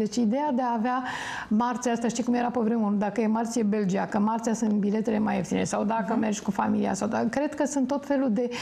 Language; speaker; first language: Romanian; native; Romanian